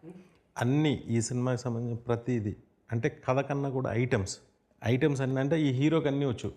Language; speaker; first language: Telugu; native; Telugu